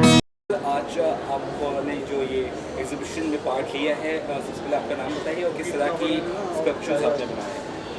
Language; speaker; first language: Hindi; native; Hindi